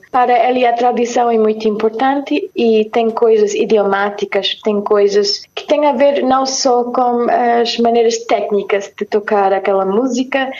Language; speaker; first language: Portuguese; non-native, fluent; English